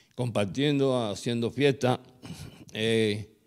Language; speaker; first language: Spanish; native; Spanish